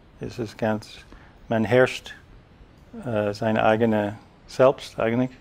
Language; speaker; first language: German; non-native, fluent; English